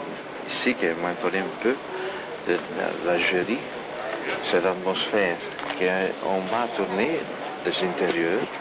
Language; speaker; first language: French; non-native, fluent; Italian